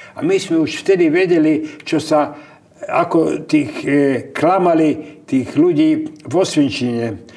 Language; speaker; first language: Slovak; native; Slovak